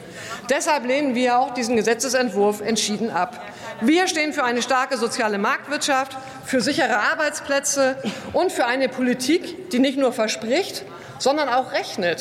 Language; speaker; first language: German; native; German